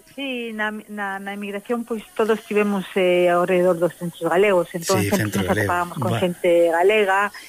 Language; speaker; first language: Galician; early bilingual, heritage; Galician